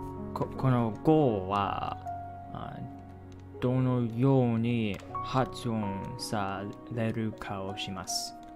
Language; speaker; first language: Japanese; non-native, learner; English